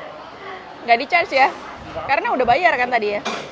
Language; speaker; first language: Indonesian; native; Indonesian